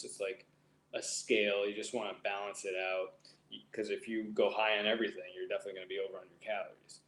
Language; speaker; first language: English; native; English